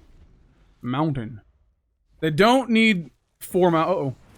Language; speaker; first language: English; native; English